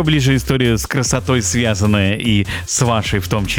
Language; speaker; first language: Russian; native; Russian